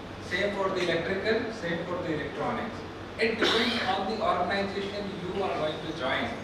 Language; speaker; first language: English; non-native, local second language; Hindi